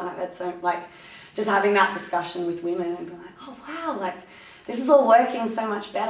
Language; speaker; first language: English; native; English